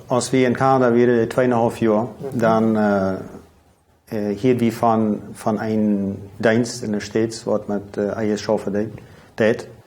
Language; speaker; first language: German; non-native, local second language; Plautdietsch